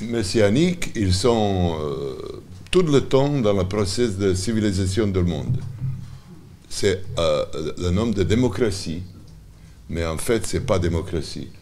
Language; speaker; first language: French; non-native, learner; Serbian